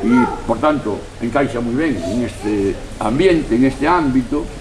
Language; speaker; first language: Spanish; non-native, local second language; Galician